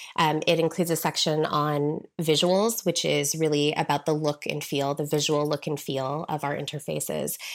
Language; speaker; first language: English; native; English